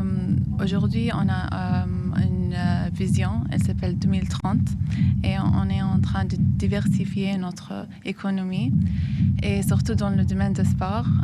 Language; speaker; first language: French; non-native, fluent; Arabic